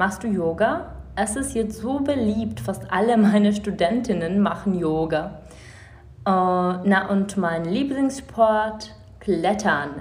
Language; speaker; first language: German; non-native, fluent; Czech